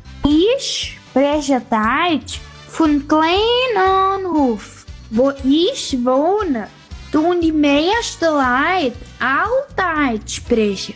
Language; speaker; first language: German; early bilingual, heritage; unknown